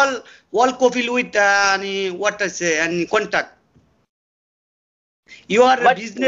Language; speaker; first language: English; non-native, learner; Bangla